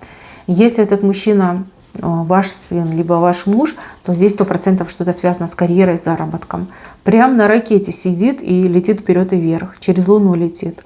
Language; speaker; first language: Russian; native; Russian